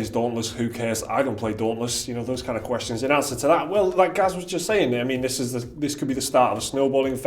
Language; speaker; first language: English; native; English